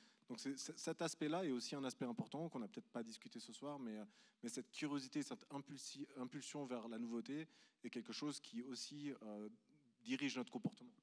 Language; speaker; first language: French; native; French